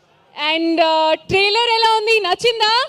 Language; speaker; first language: Telugu; non-native, learner; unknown